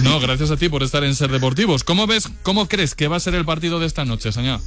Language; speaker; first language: Spanish; native; Spanish